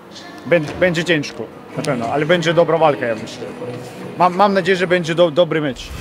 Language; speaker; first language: Polish; non-native, fluent; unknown